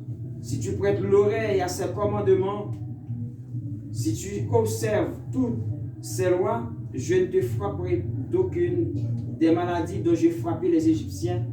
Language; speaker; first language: French; non-native, local second language; Haitian Creole